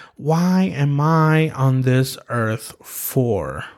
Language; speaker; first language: English; early bilingual, other home language; Spanish